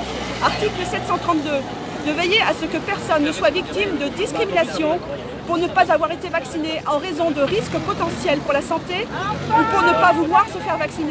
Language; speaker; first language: French; native; French